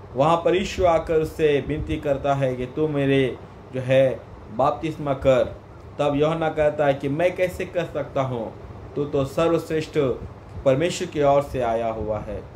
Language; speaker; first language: Hindi; non-native, local second language; Kannada